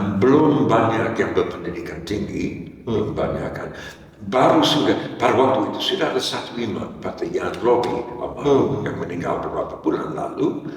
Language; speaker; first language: Indonesian; non-native, fluent; English